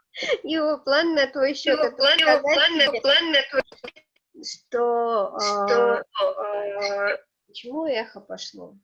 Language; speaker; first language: Russian; native; Russian